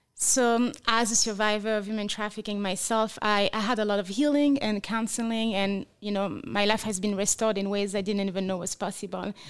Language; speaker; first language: English; non-native, fluent; French